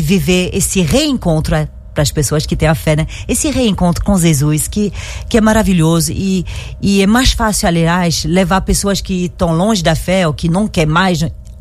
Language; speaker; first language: Portuguese; non-native, fluent; French